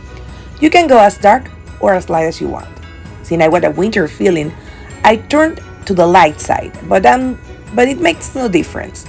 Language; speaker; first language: English; non-native, fluent; Spanish